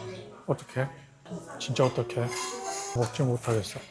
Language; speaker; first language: Korean; early bilingual, heritage; Korean